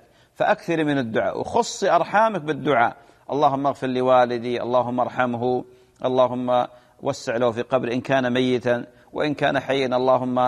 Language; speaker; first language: Arabic; native; Arabic